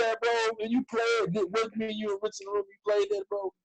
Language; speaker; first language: English; native; English